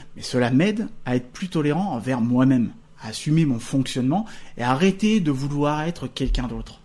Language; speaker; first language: French; native; French